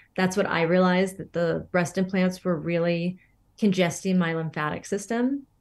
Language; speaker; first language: English; native; English